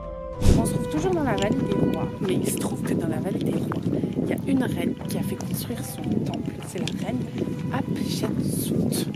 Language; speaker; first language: French; native; French